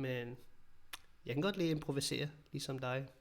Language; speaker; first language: Danish; non-native, fluent; English